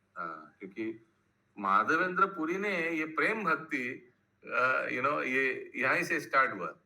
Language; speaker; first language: Hindi; non-native, local second language; Bangla